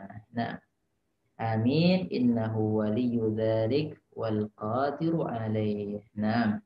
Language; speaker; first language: Arabic; non-native, fluent; Indonesian